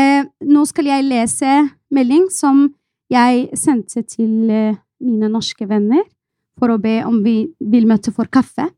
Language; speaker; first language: Norwegian; non-native, fluent; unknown